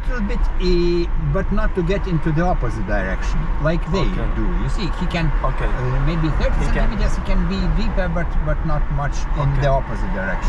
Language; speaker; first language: English; non-native, learner; Lithuanian